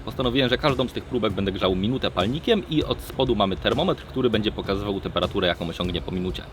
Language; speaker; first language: Polish; native; Polish